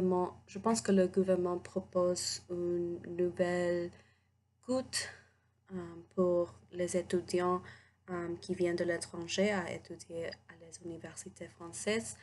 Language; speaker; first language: French; non-native, learner; English